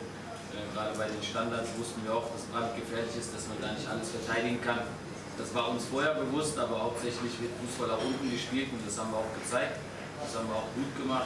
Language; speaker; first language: German; native; German